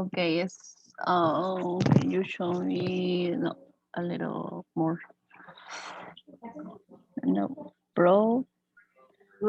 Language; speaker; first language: English; non-native, learner; Spanish